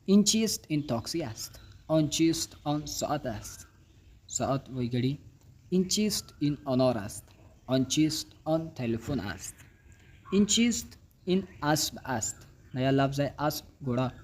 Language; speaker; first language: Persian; non-native, fluent; Urdu